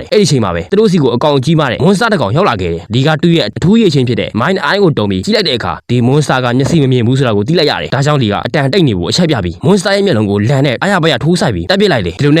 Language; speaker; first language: Burmese; native; Burmese